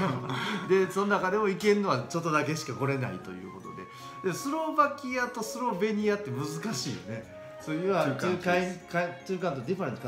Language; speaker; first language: English; non-native, learner; Japanese